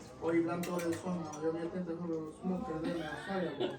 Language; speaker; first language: Swedish; non-native, learner; Thai